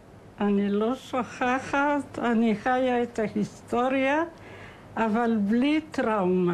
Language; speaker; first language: Hebrew; non-native, fluent; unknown